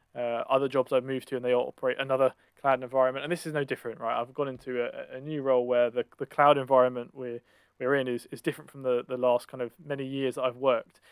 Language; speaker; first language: English; native; English